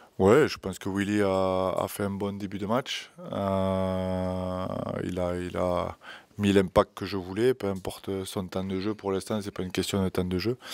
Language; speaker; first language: French; native; French